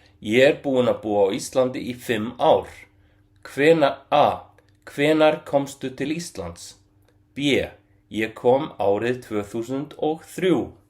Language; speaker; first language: Icelandic; non-native, fluent; Arabic